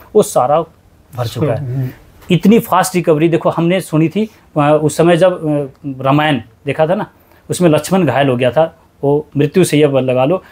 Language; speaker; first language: Hindi; native; Hindi